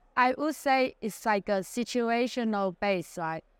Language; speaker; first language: English; non-native, fluent; Chinese